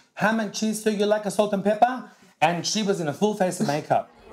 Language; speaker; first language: English; native; English